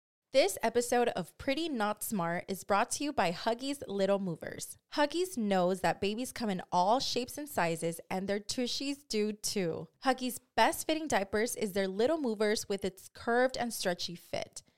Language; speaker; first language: English; early bilingual, other home language; Spanish